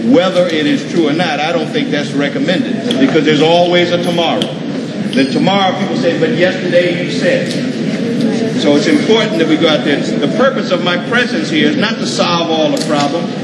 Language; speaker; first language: English; native; English